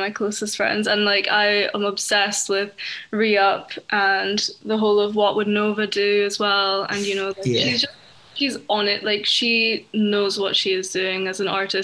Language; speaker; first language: English; native; English